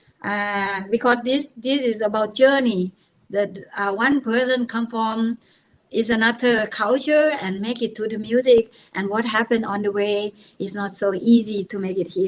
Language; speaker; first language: English; non-native, learner; Thai